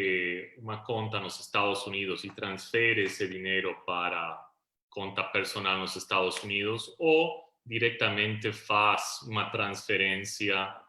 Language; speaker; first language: Portuguese; non-native, fluent; Spanish